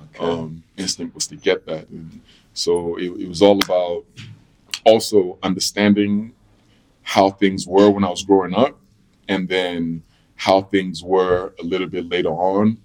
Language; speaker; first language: English; native; English